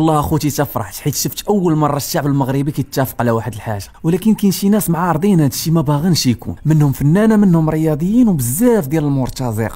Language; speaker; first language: Arabic; native; Arabic